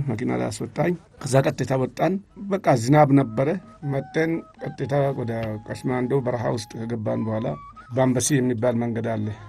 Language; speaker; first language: Amharic; non-native, local second language; Oromo